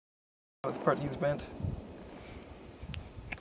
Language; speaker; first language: English; native; English